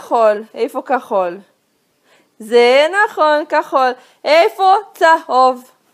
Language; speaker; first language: Hebrew; non-native, fluent; Portuguese